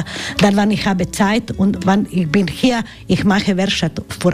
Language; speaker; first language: German; non-native, learner; Croatian